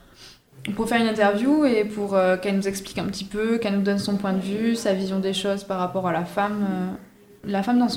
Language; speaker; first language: French; native; French